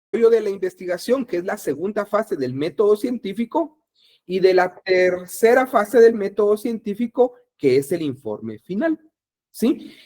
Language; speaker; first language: Spanish; native; Spanish